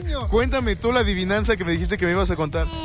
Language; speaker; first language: Spanish; native; Spanish